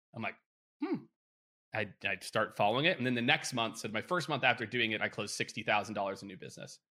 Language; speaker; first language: English; native; English